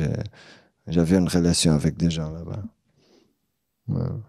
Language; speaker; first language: French; non-native, fluent; Portuguese